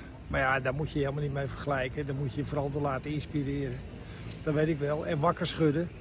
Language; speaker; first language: Dutch; native; Dutch